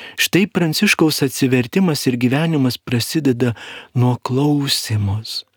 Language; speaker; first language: Lithuanian; native; Lithuanian